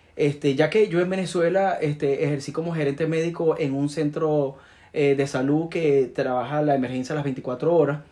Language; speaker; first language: Spanish; native; Spanish